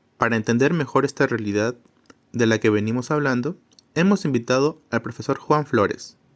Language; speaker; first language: Spanish; native; Spanish